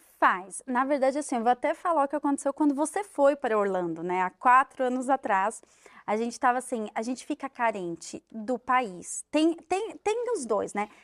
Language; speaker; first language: Portuguese; native; Portuguese